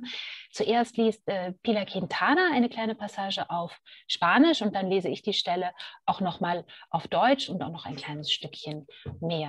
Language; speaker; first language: German; native; German